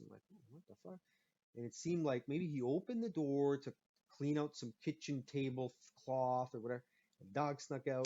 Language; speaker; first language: English; native; English